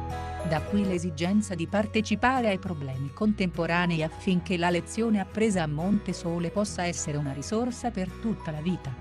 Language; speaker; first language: Italian; native; Italian